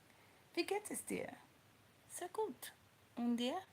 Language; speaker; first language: German; non-native, learner; English